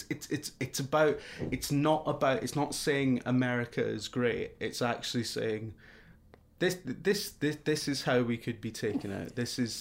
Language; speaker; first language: English; native; English